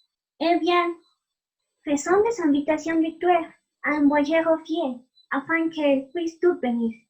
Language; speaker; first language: French; non-native, learner; Spanish